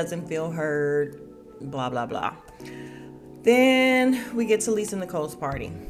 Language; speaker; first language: English; native; English